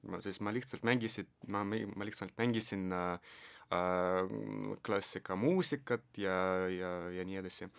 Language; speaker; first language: Estonian; non-native, local second language; Russian